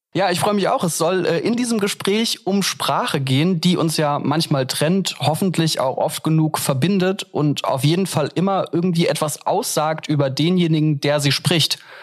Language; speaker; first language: German; native; German